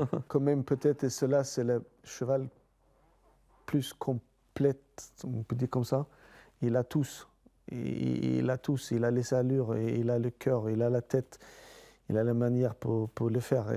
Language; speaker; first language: French; non-native, fluent; Swedish